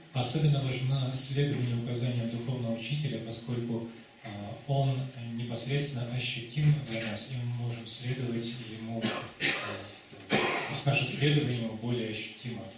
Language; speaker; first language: Russian; native; Russian